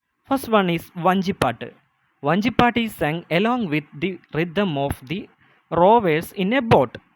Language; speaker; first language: English; non-native, local second language; Malayalam